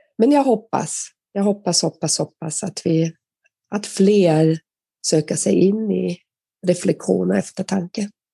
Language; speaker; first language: Swedish; non-native, fluent; German